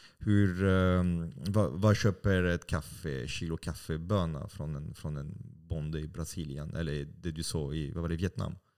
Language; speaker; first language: Swedish; non-native, fluent; French